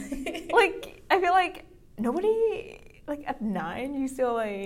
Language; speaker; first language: English; non-native, fluent; Vietnamese